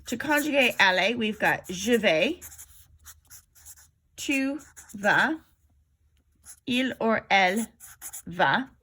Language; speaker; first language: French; non-native, fluent; English